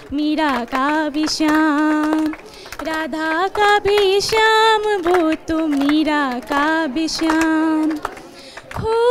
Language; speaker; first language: Hindi; native; Hindi